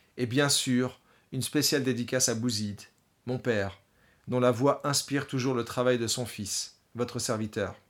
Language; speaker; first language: French; early bilingual, other home language; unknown